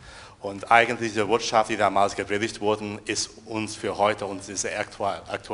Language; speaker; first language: German; non-native, fluent; Portuguese